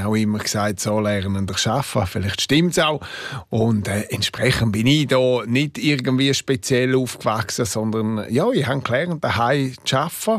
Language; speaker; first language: German; non-native, local second language; Romansh